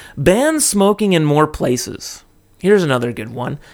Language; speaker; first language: English; native; English